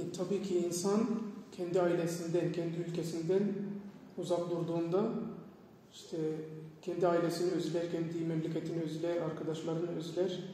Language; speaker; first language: Turkish; non-native, fluent; Somali